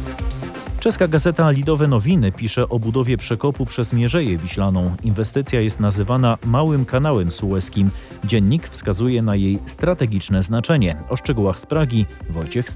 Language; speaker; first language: Polish; native; Polish